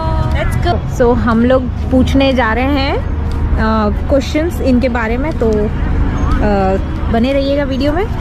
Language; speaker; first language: Hindi; native; Hindi